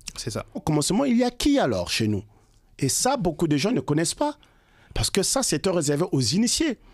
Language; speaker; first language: French; non-native, local second language; Kongo